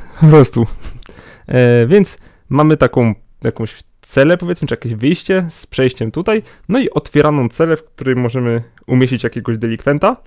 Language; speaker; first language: Polish; native; Polish